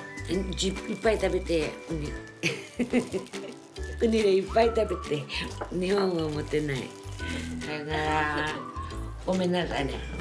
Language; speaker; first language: Japanese; non-native, learner; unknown